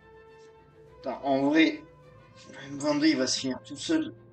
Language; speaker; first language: French; native; French